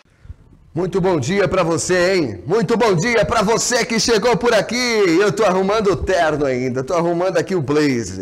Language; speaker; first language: Portuguese; native; Portuguese